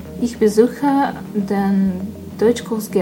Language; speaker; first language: German; non-native, learner; Russian